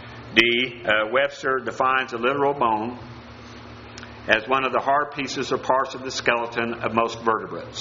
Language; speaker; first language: English; native; English